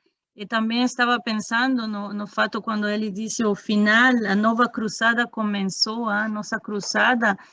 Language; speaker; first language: Portuguese; non-native, fluent; Spanish